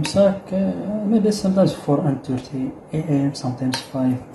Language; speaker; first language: English; non-native, learner; Arabic